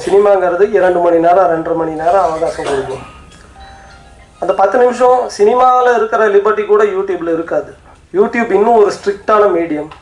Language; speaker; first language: Tamil; native; Tamil